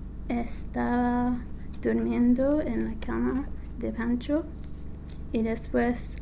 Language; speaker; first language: Spanish; non-native, learner; English